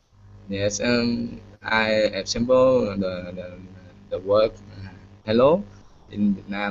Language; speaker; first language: English; non-native, learner; Vietnamese